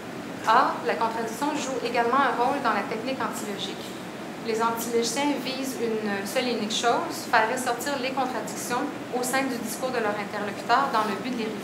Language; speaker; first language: French; native; French